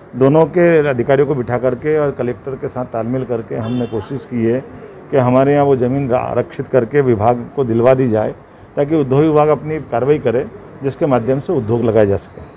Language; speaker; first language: Hindi; native; Hindi